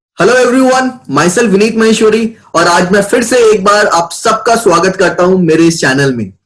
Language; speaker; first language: Hindi; native; Hindi